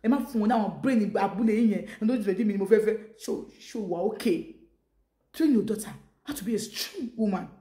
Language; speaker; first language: English; non-native, local second language; Yoruba